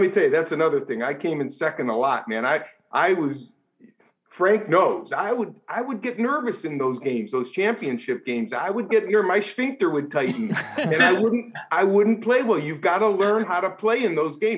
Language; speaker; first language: English; native; English